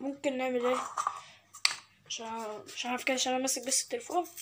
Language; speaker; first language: Arabic; native; Arabic